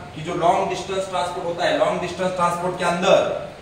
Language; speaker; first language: Hindi; non-native, local second language; Marathi